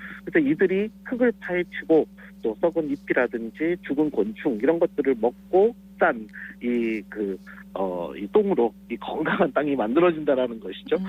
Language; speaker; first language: Korean; native; Korean